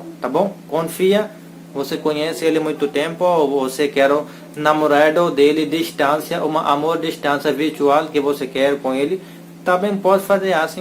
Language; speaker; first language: Portuguese; non-native, learner; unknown